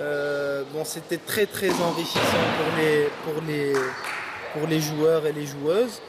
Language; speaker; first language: French; non-native, local second language; Arabic